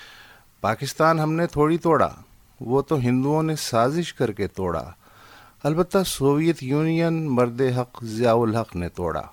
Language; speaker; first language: Urdu; native; Urdu